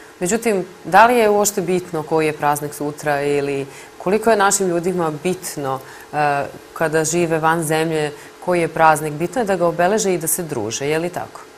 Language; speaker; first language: Serbian; native; Serbian